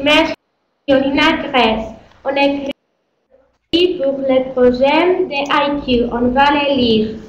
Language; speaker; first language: French; non-native, learner; Greek